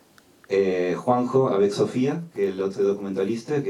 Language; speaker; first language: French; non-native, fluent; Spanish